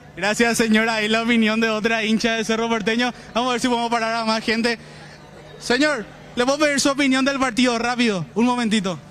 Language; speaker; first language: Spanish; native; Spanish